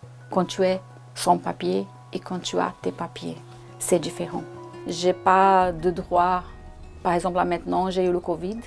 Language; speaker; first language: French; non-native, fluent; Portuguese